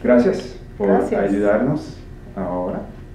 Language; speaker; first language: Spanish; non-native, fluent; English